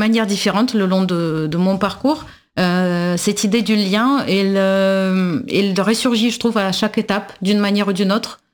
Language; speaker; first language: French; non-native, fluent; Russian